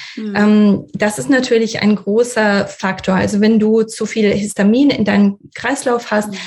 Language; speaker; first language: German; early bilingual, other home language; Russian